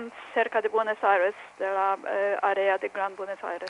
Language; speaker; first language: Spanish; non-native, fluent; Polish